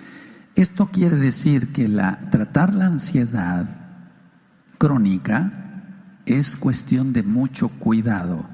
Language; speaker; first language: Spanish; native; Spanish